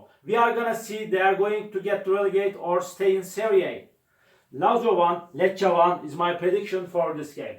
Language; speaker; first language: English; non-native, learner; Turkish